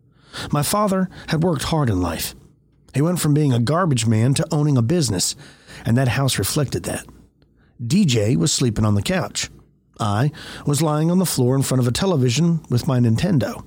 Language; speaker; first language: English; native; English